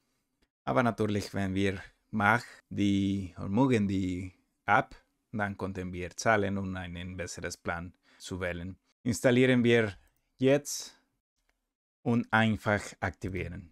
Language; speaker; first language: German; non-native, learner; Spanish